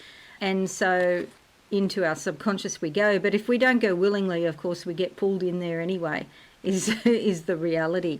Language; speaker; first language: English; native; English